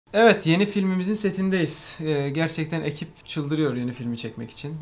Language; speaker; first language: Turkish; native; Turkish